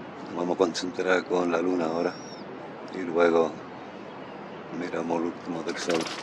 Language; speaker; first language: Spanish; early bilingual, heritage; Spanish